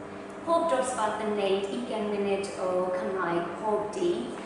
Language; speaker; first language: Welsh; non-native, learner; English